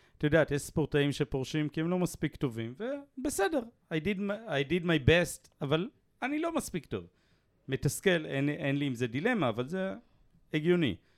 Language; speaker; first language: Hebrew; native; Hebrew